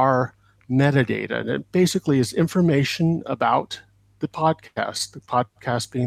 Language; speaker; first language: English; native; English